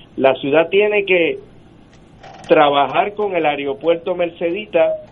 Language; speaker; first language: Spanish; native; Spanish